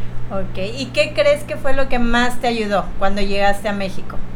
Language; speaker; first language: Spanish; native; Spanish